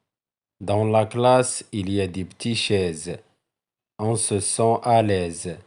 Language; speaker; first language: French; non-native, local second language; Arabic